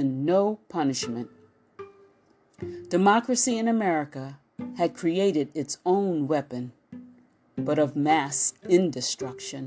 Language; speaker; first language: English; native; English